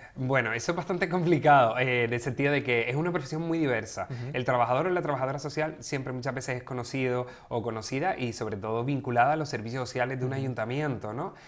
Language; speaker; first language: Spanish; native; Spanish